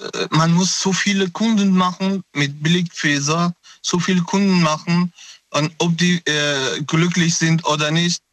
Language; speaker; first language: German; non-native, learner; Persian